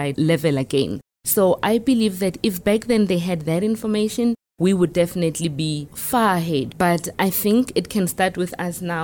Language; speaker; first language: English; non-native, local second language; Tswana